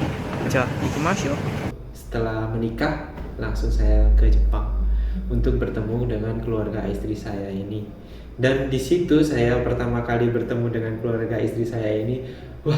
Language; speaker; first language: Indonesian; non-native, local second language; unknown